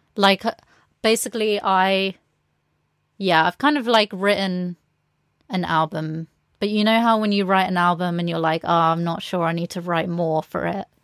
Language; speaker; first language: English; native; English